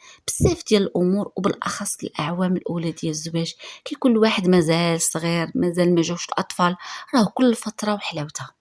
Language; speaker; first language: Arabic; native; Arabic